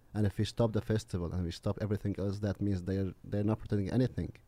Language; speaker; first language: English; non-native, fluent; Arabic